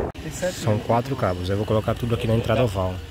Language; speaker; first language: Portuguese; native; Portuguese